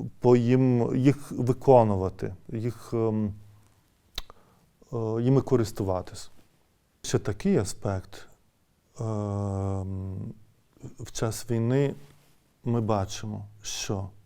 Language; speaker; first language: Ukrainian; non-native, fluent; Lithuanian